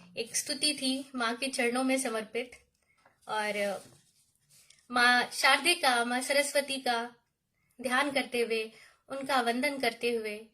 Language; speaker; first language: Hindi; native; Hindi